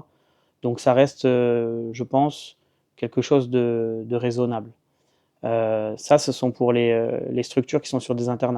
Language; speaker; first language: French; native; French